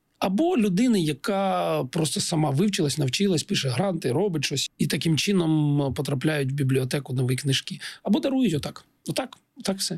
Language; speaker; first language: Ukrainian; non-native, local second language; Russian